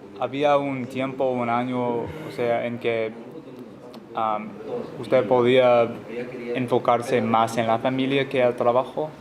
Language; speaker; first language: Spanish; non-native, learner; English